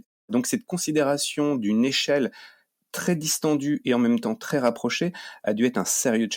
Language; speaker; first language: French; native; French